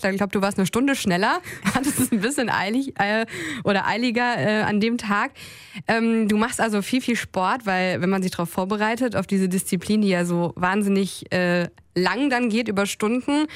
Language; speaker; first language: German; native; German